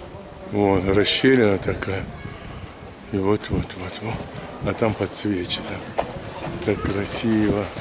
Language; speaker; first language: Russian; native; Russian